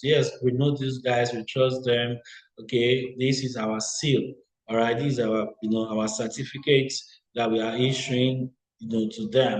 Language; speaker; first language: English; non-native, local second language; Yoruba